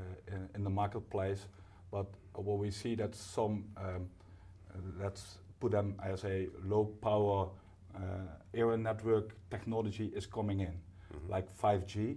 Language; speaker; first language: English; non-native, fluent; Dutch